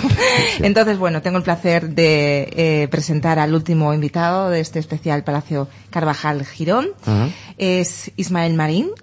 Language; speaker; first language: Spanish; native; Spanish